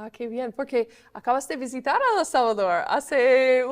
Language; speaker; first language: Spanish; non-native, fluent; English